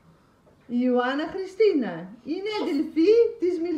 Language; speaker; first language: Greek; non-native, fluent; Russian